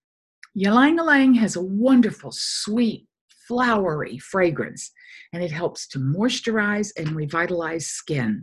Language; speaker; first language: English; native; English